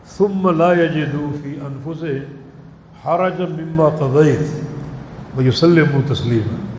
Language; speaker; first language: Urdu; native; Urdu